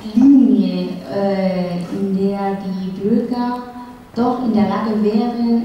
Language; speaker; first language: German; non-native, fluent; Spanish